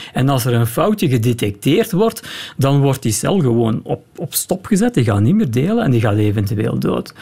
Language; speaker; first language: Dutch; native; Dutch